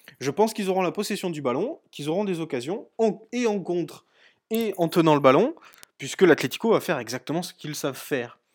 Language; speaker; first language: French; native; French